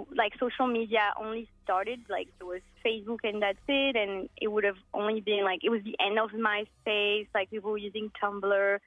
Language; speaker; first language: English; early bilingual, heritage; French